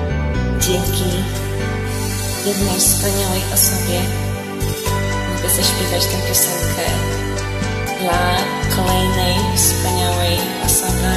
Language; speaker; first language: Polish; native; Polish